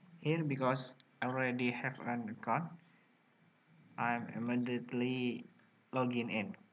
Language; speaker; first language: English; non-native, learner; Indonesian